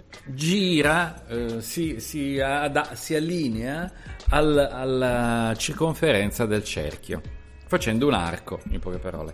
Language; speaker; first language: Italian; native; Italian